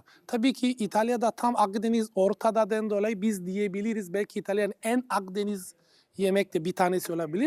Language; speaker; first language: Turkish; non-native, fluent; Italian